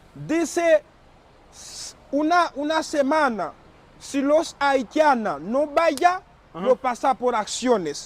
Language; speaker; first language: Spanish; non-native, learner; Haitian Creole